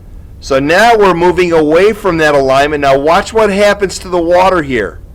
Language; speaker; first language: English; native; English